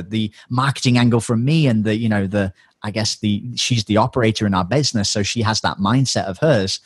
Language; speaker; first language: English; native; English